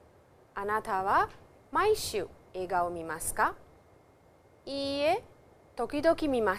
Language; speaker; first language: Japanese; non-native, fluent; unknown